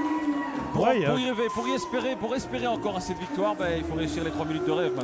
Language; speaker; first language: French; native; French